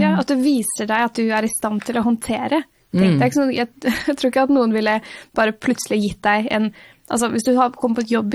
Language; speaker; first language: Norwegian; native; Norwegian